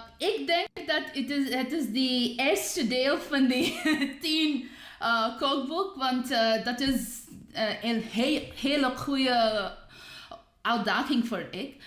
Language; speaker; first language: Dutch; non-native, learner; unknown